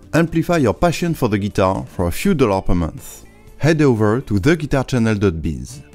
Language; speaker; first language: English; non-native, fluent; French